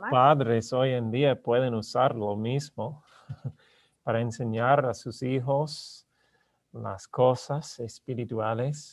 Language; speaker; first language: Spanish; non-native, learner; English